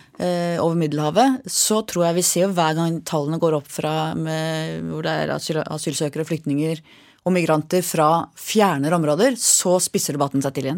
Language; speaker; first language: Norwegian; native; Norwegian